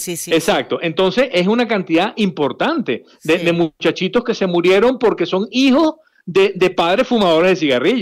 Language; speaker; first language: Spanish; native; Spanish